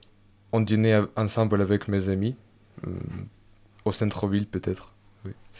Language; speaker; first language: French; non-native, fluent; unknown